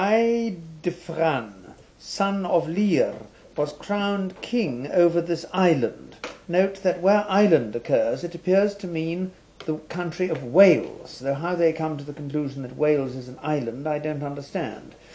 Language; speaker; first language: English; native; English